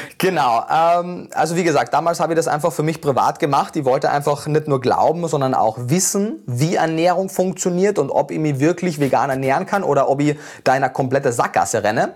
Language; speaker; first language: German; native; German